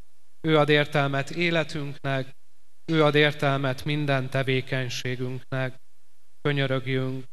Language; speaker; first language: Hungarian; native; Hungarian